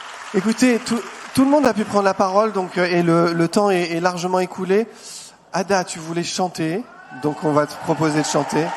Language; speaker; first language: French; native; French